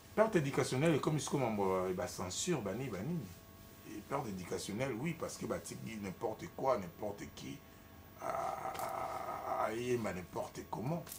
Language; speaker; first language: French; non-native, local second language; Lingala